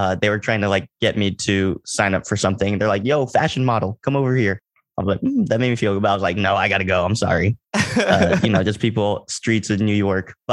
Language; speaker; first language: English; native; English